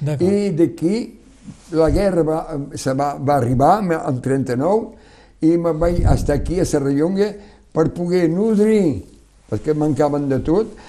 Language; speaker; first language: Catalan; non-native, local second language; French